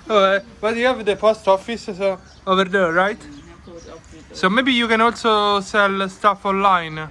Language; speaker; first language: English; non-native, fluent; Italian